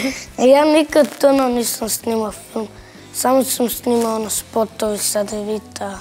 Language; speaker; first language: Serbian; non-native, local second language; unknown